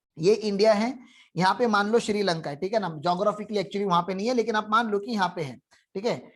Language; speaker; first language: Hindi; non-native, local second language; Marathi